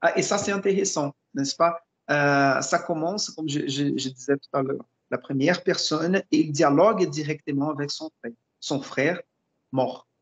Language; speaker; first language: French; non-native, fluent; Portuguese